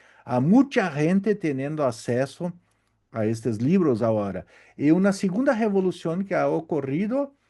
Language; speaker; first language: Spanish; non-native, learner; Portuguese